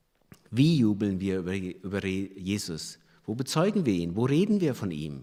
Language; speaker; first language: German; native; German